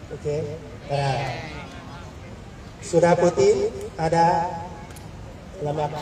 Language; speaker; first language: Indonesian; non-native, learner; Thai